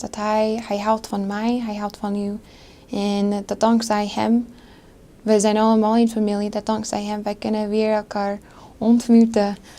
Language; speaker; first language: Dutch; non-native, fluent; English